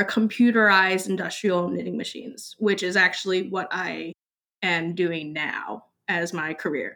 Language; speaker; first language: English; early bilingual, other home language; Cantonese